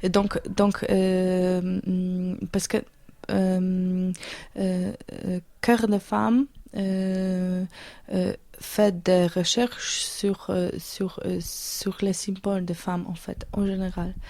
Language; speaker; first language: French; non-native, learner; Polish